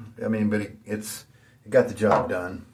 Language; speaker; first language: English; native; English